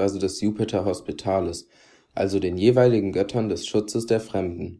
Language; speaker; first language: German; native; German